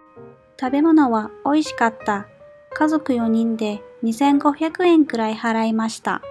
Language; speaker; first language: Japanese; non-native, fluent; Arabic